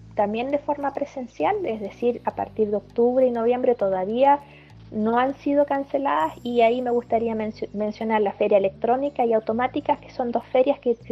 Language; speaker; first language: Spanish; early bilingual, heritage; German